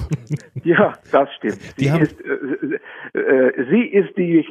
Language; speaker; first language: German; non-native, fluent; Czech